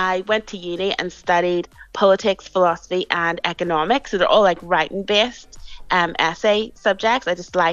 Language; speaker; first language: English; native; English